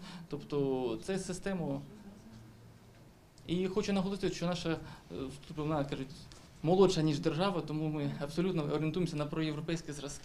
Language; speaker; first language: Ukrainian; native; Ukrainian